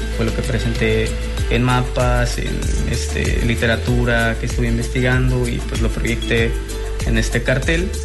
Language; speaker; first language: Spanish; native; Spanish